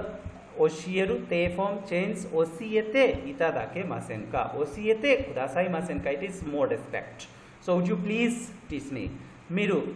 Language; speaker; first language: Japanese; non-native, fluent; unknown